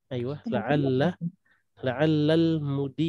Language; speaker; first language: Arabic; non-native, fluent; Indonesian